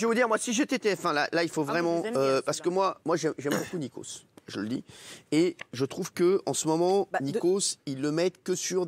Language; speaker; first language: French; native; French